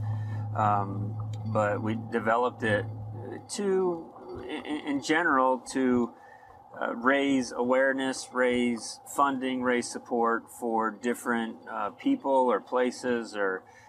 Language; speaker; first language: English; native; English